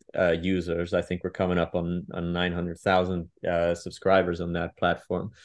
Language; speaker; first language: English; non-native, fluent; Dutch